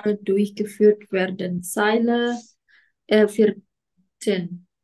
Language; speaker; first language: German; non-native, learner; Indonesian